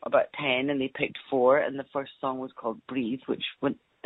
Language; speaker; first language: English; native; English